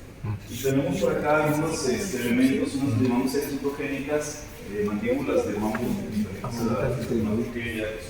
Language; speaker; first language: Spanish; native; Spanish